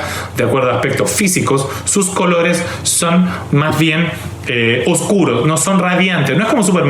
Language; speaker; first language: Spanish; native; Spanish